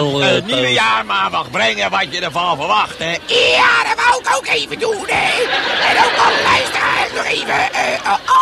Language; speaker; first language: Dutch; native; Dutch